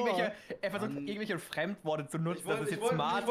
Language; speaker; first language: German; native; German